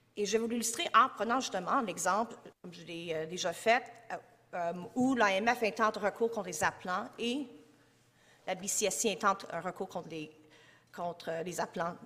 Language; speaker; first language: French; native; French